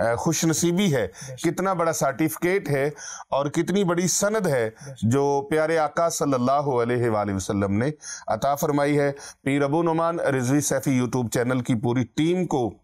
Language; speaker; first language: Urdu; non-native, local second language; Punjabi